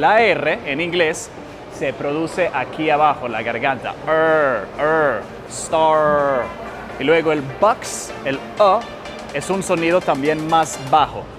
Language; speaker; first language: Spanish; non-native, fluent; English